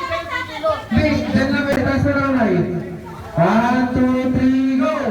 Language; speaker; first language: Filipino; native; Filipino